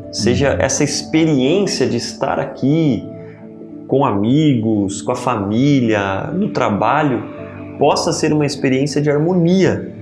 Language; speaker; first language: Portuguese; native; Portuguese